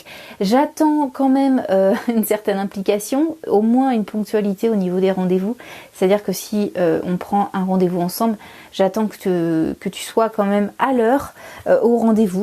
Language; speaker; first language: French; native; French